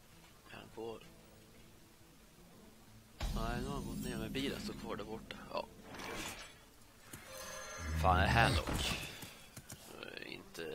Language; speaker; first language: Swedish; native; Swedish